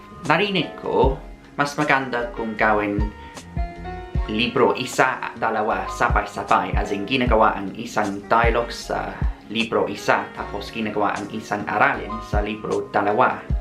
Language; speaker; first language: Filipino; non-native, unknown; English